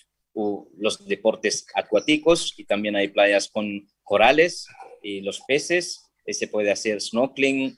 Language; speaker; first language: Spanish; non-native, fluent; Sinhala